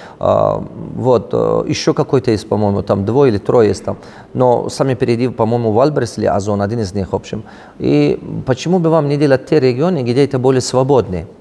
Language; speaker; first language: Russian; non-native, local second language; Tajik